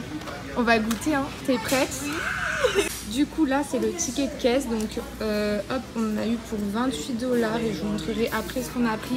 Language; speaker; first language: French; native; French